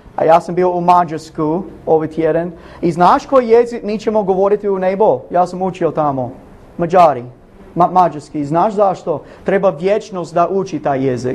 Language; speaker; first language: Bosnian; non-native, learner; English